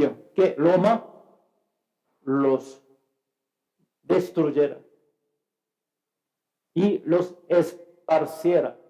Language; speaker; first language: Spanish; non-native, fluent; Korean